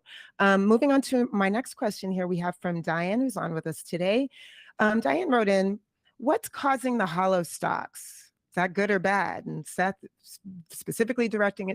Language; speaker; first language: English; native; English